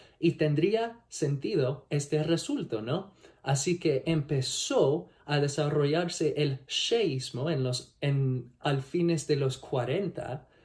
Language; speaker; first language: Spanish; non-native, learner; English